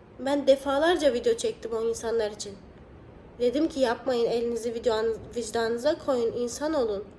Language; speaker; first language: Turkish; native; Turkish